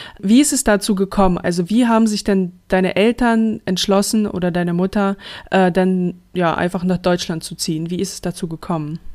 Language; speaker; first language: German; early bilingual, other home language; Russian